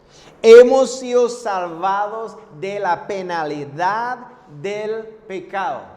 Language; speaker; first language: Spanish; non-native, fluent; English